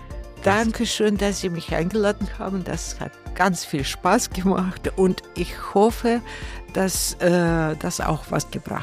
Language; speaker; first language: German; non-native, learner; Russian